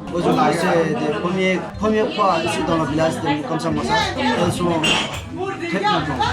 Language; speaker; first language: French; non-native, learner; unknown